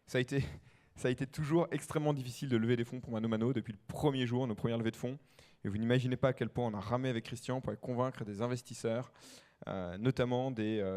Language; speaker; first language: French; native; French